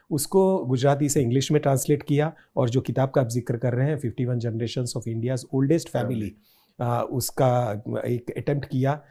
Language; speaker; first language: Hindi; non-native, local second language; Gujarati